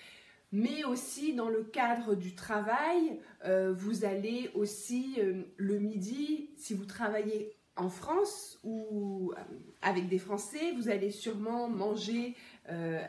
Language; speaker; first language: French; native; French